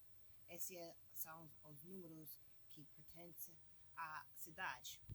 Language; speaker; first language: Portuguese; non-native, learner; English